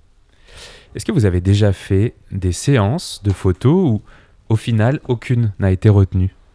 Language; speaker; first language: French; native; French